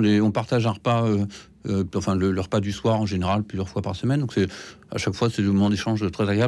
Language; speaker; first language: French; native; French